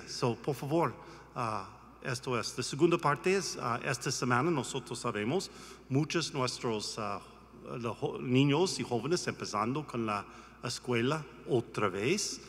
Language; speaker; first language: Spanish; non-native, learner; English